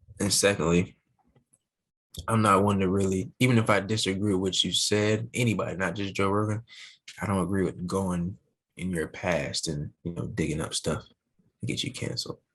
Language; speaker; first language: English; native; English